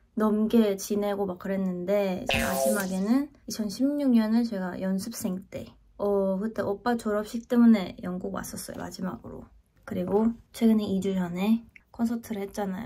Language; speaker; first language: Korean; non-native, fluent; Thai